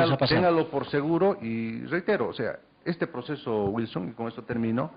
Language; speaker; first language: Spanish; native; Spanish